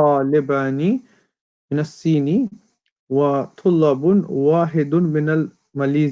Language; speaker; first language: Arabic; non-native, learner; English